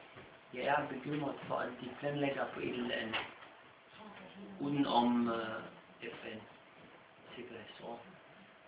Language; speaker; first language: Danish; non-native, fluent; Arabic